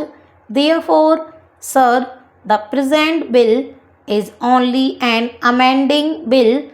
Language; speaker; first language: English; non-native, local second language; Hindi